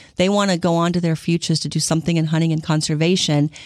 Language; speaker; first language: English; native; English